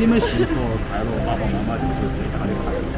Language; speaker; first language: Chinese; native; Chinese